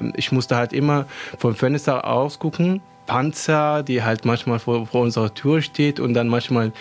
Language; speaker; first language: German; non-native, fluent; Arabic